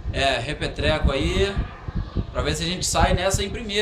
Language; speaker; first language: Portuguese; native; Portuguese